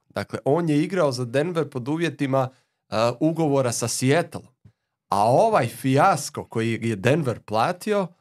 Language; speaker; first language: Croatian; native; Croatian